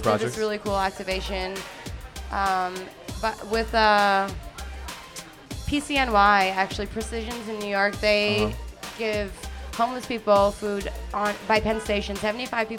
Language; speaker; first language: English; native; English